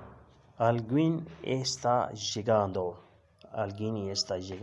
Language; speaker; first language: Spanish; non-native, fluent; Urdu